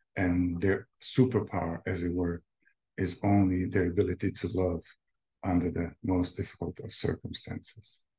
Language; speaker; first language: English; non-native, fluent; Bosnian